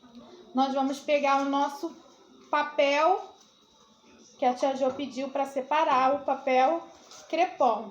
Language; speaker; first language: Portuguese; native; Portuguese